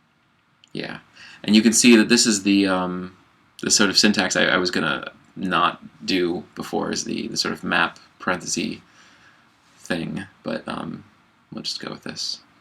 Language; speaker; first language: English; native; English